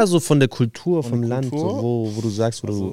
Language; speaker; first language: German; native; German